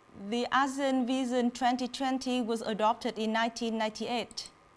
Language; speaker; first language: English; non-native, fluent; Vietnamese